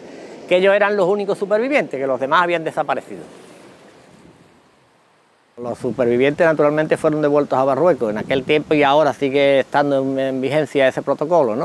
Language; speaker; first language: Spanish; native; Spanish